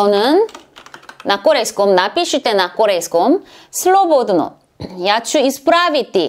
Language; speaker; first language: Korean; non-native, learner; Serbian